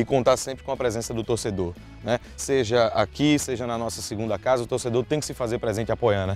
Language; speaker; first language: Portuguese; native; Portuguese